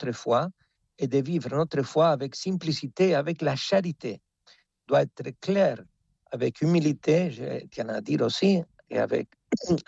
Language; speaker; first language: French; non-native, fluent; Spanish